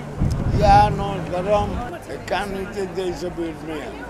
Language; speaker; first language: Dutch; non-native, local second language; Papiamento